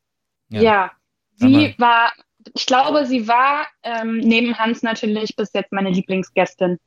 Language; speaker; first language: German; native; German